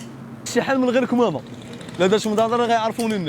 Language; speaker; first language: Arabic; native; Arabic